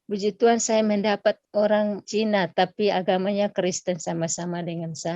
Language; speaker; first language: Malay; non-native, local second language; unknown